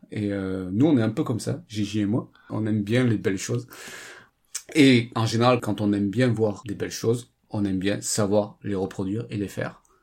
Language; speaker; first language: French; native; French